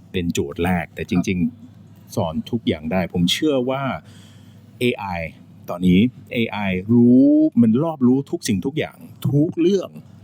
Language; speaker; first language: Thai; non-native, fluent; English